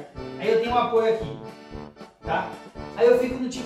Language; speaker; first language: Portuguese; native; Portuguese